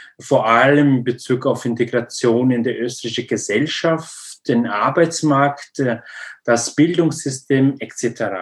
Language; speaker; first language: German; non-native, learner; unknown